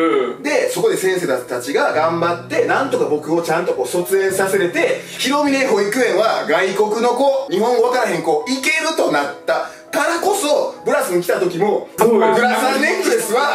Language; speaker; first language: Japanese; early bilingual, other home language; French